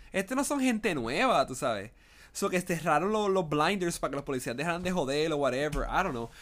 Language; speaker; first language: Spanish; early bilingual, heritage; Spanish